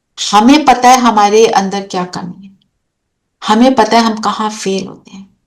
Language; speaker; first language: Hindi; native; Hindi